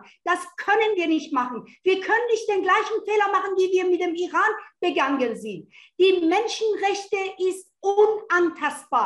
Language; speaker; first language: German; non-native, fluent; Persian